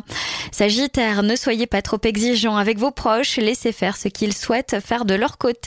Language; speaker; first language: French; native; French